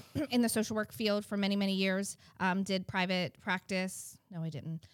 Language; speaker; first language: English; native; English